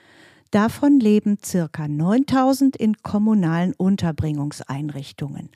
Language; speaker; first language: German; native; German